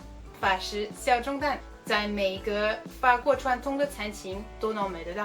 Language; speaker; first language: Chinese; non-native, fluent; French